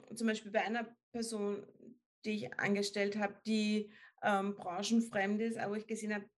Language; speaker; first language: German; native; German